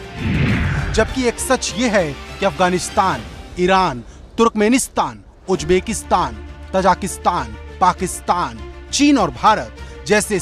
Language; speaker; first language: Hindi; native; Hindi